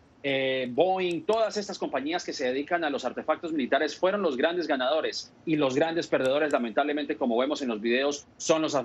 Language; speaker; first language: Spanish; native; Spanish